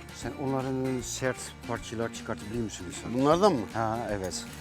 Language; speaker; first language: Turkish; non-native, fluent; Dutch